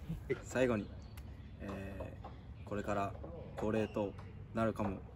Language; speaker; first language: Japanese; native; Japanese